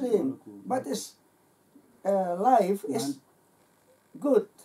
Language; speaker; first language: English; non-native, learner; Indonesian